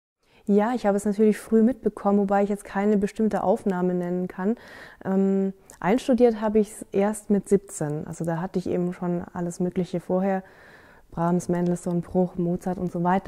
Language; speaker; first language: German; native; German